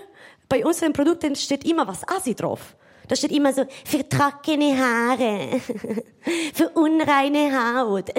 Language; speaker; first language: German; non-native, fluent; Italian